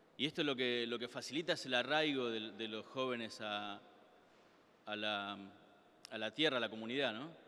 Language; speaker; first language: Spanish; native; Spanish